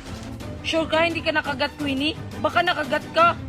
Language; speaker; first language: Filipino; native; Filipino